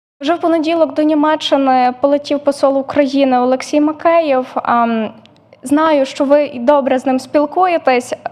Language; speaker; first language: Ukrainian; native; Ukrainian